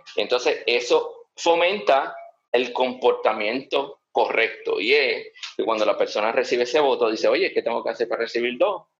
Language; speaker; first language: Spanish; early bilingual, heritage; Spanish